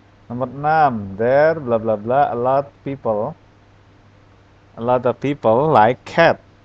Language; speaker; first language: English; non-native, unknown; Indonesian